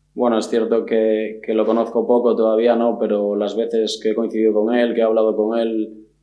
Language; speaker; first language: Spanish; native; Spanish